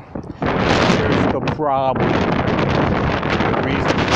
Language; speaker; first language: English; native; English